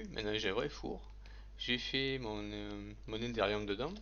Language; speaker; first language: French; native; French